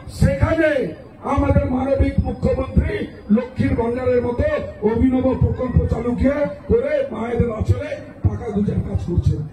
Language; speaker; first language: Bangla; non-native, local second language; Hindi